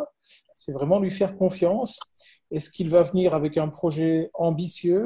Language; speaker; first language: French; native; French